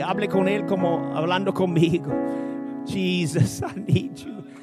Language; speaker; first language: Spanish; non-native, fluent; English